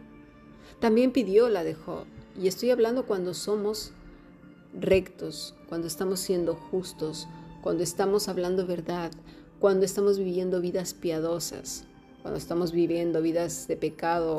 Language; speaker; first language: Spanish; native; Spanish